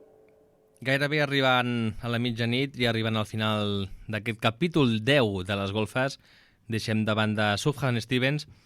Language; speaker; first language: Catalan; native; Catalan